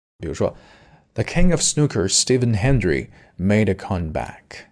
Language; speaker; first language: English; non-native, fluent; Chinese